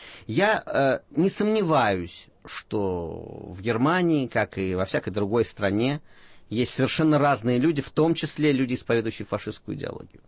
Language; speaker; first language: Russian; native; Russian